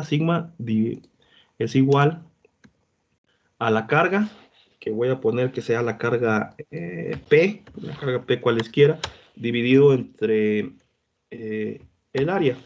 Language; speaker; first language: Spanish; native; Spanish